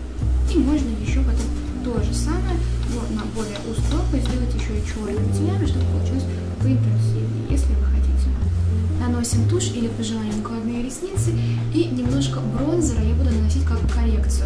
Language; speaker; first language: Russian; native; Russian